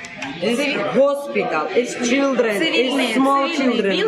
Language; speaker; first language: English; non-native, learner; Russian